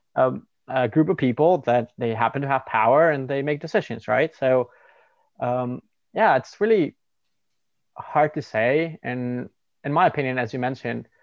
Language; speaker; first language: English; non-native, fluent; Spanish